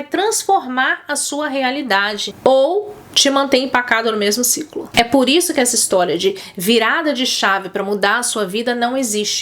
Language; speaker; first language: Portuguese; native; Portuguese